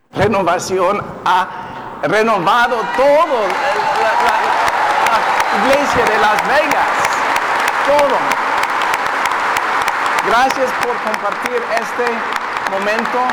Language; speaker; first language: Spanish; non-native, learner; English